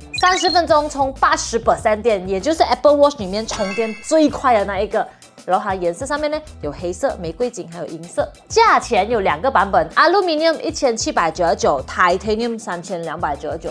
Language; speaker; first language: Chinese; non-native, local second language; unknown